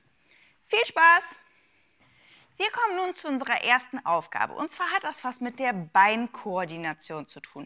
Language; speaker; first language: German; native; German